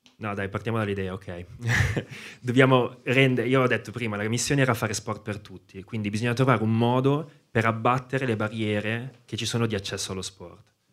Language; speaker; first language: Italian; native; Italian